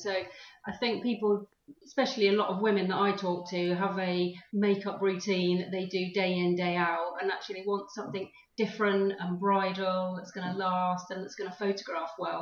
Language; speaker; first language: English; native; English